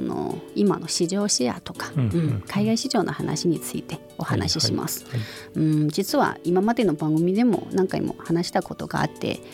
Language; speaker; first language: Japanese; non-native, fluent; Chinese